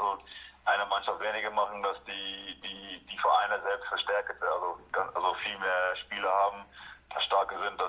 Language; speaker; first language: German; non-native, fluent; Afrikaans